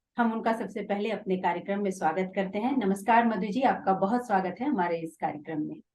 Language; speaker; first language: Hindi; native; Hindi